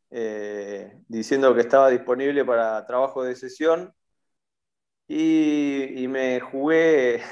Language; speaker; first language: Spanish; native; Spanish